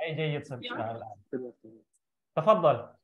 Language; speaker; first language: Arabic; non-native, fluent; Indonesian